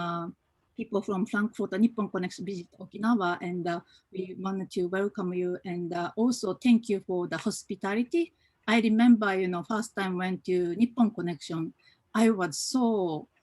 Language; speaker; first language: English; non-native, fluent; Japanese